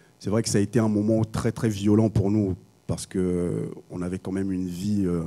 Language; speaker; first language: French; early bilingual, other home language; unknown